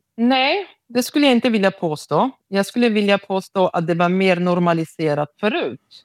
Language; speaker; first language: Swedish; non-native, local second language; Romany